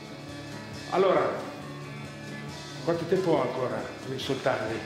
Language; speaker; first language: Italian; non-native, fluent; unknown